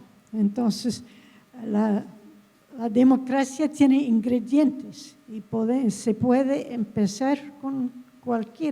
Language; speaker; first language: Spanish; non-native, fluent; English